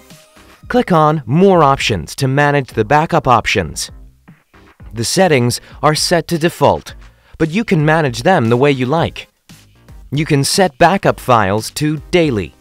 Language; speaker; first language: English; non-native, fluent; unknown